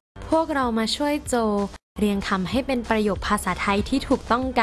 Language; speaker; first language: Thai; native; Thai